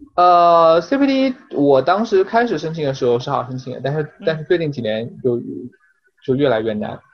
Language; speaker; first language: Chinese; native; Chinese